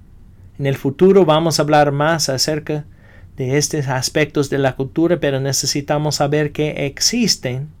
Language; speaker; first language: Spanish; non-native, fluent; English